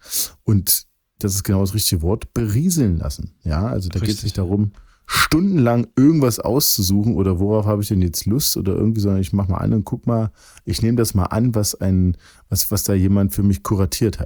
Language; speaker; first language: German; native; German